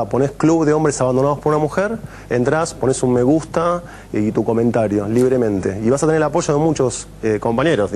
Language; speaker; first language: Spanish; native; Spanish